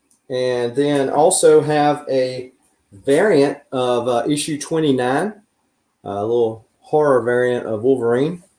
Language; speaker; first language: English; native; English